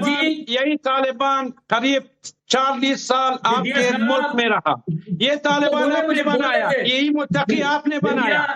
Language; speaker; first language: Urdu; non-native, learner; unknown